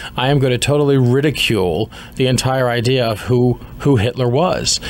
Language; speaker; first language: English; native; English